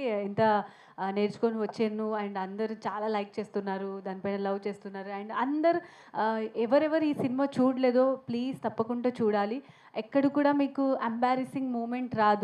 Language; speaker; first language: Telugu; non-native, learner; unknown